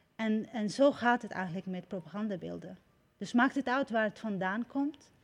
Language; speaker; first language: Dutch; non-native, fluent; Arabic